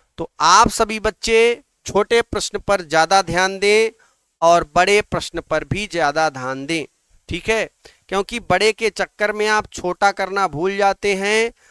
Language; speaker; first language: Hindi; native; Hindi